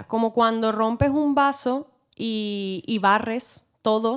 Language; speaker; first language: Spanish; native; Spanish